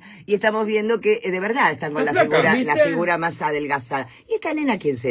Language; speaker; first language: Spanish; native; Spanish